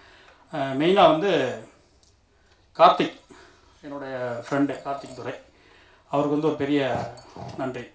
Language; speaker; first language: Tamil; native; Tamil